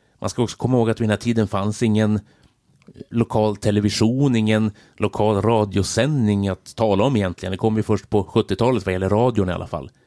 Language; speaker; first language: Swedish; native; Swedish